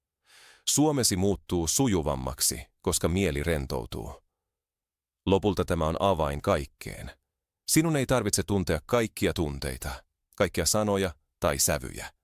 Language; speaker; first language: Finnish; non-native, fluent; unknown